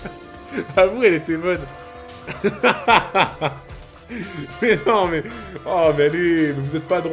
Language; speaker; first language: French; native; French